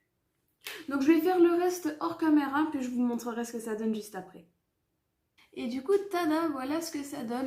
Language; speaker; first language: French; native; French